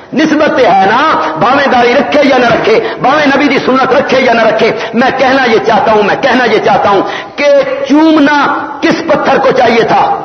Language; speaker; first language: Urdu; non-native, local second language; Punjabi